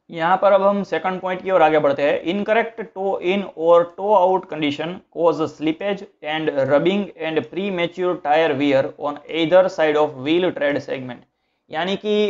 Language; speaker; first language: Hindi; non-native, local second language; Gujarati